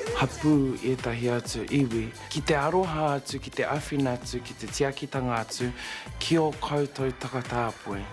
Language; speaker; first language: Māori; native; Māori